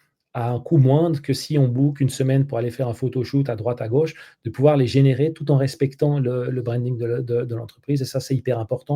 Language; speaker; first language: French; native; French